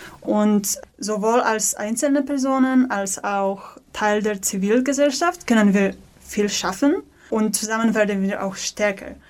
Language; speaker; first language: German; non-native, fluent; Polish